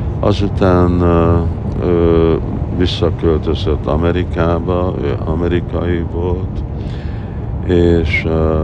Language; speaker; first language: Hungarian; early bilingual, heritage; Hungarian